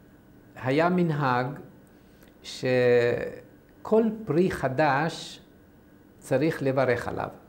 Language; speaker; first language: Hebrew; non-native, fluent; Arabic